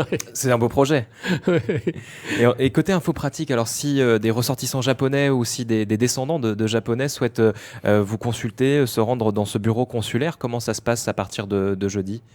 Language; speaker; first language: French; native; French